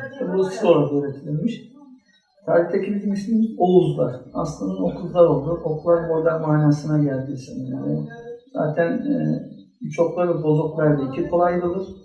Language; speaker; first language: Turkish; native; Turkish